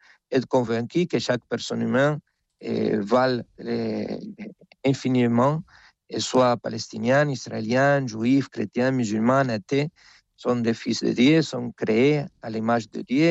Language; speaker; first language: French; non-native, fluent; Spanish